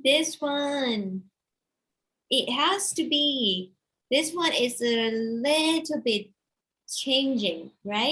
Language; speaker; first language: English; non-native, fluent; Thai